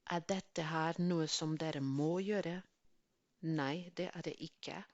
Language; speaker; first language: Norwegian; non-native, fluent; English